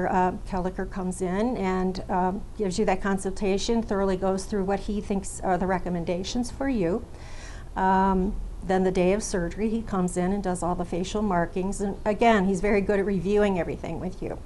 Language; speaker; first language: English; native; English